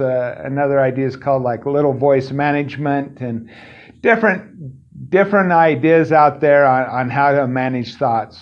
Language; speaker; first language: English; native; English